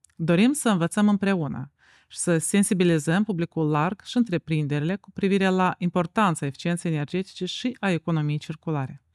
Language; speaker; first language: Romanian; native; Romanian